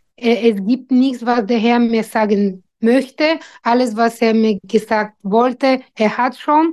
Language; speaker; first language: German; non-native, fluent; Bulgarian